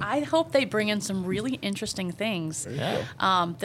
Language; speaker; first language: English; native; English